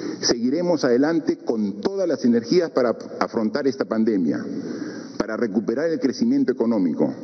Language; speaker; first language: Spanish; native; Spanish